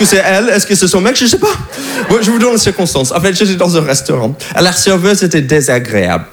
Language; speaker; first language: French; non-native, fluent; English